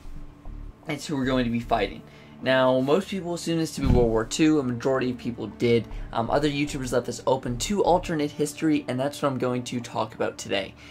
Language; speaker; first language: English; native; English